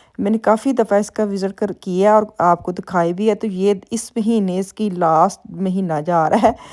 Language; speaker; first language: Urdu; non-native, local second language; Punjabi